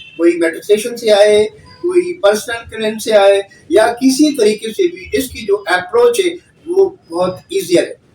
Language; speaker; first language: Urdu; native; Urdu